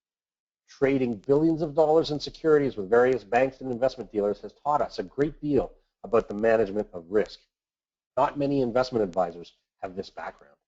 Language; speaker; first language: English; native; English